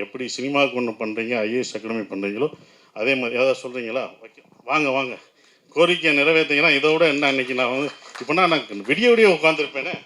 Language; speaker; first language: Tamil; native; Tamil